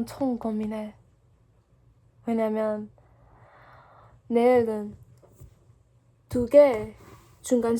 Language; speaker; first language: Korean; non-native, learner; English